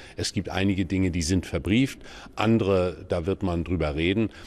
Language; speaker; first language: German; native; German